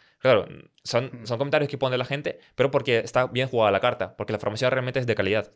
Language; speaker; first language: Spanish; early bilingual, other home language; Russian